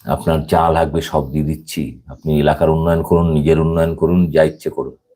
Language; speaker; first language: Bangla; native; Bangla